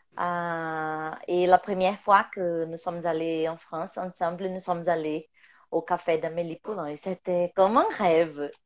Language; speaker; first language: French; non-native, learner; Portuguese